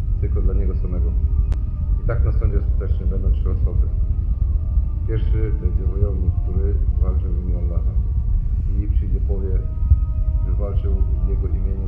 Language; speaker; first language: Polish; non-native, fluent; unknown